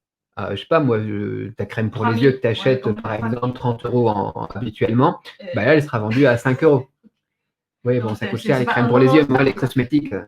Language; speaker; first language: French; native; French